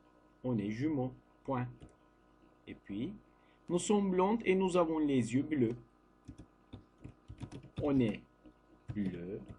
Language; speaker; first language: French; non-native, learner; Turkish